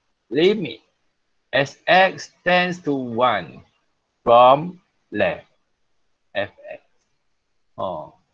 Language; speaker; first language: English; non-native, local second language; Malay